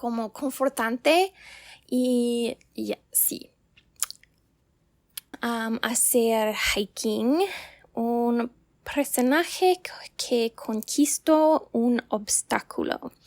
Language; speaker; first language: Spanish; non-native, learner; English